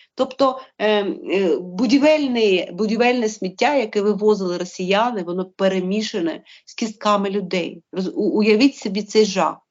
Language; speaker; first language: Ukrainian; native; Ukrainian